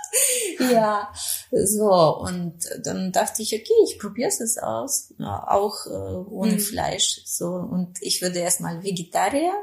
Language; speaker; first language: German; non-native, fluent; Spanish